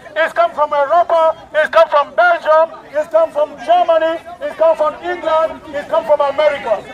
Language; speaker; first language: English; non-native, learner; Lingala